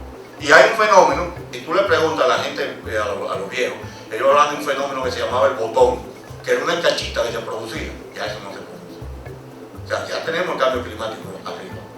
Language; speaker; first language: Spanish; native; Spanish